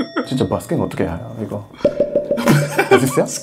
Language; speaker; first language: Korean; non-native, learner; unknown